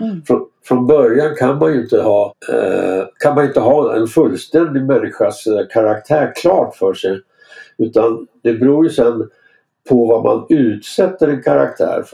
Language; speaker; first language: Swedish; native; Swedish